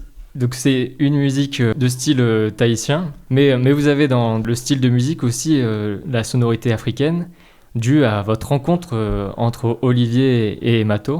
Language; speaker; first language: French; native; French